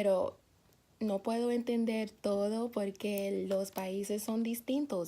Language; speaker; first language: Spanish; non-native, fluent; English